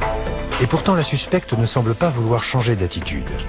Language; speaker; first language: French; native; French